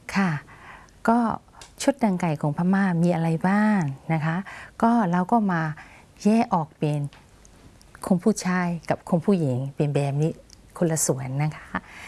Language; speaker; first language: Thai; non-native, fluent; Burmese